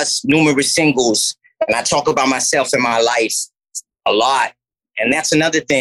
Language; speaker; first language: English; native; English